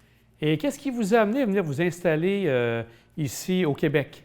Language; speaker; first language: French; native; French